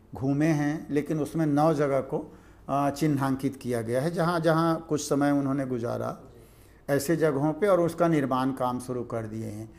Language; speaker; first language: Hindi; native; Hindi